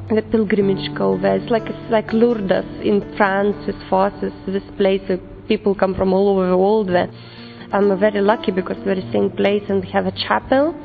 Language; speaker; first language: English; non-native, learner; Lithuanian